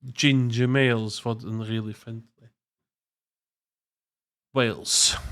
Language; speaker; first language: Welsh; native; Welsh